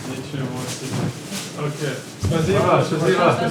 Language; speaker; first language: Russian; non-native, fluent; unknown